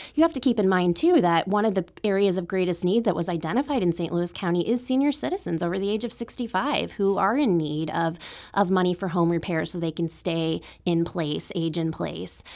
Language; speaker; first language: English; native; English